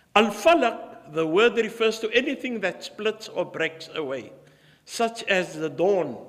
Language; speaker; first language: English; early bilingual, other home language; Afrikaans